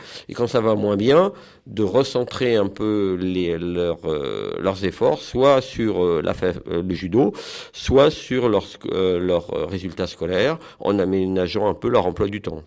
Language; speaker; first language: French; native; French